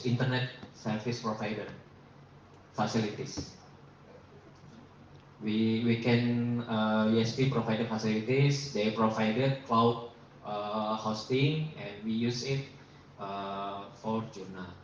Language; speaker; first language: English; non-native, learner; Indonesian